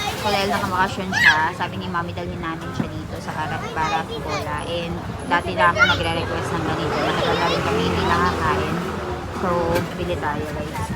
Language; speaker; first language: Filipino; non-native, local second language; Cebuano